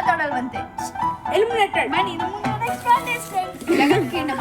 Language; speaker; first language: Kannada; native; Kannada